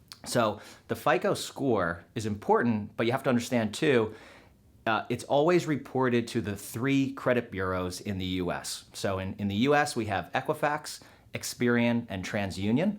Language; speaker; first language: English; native; English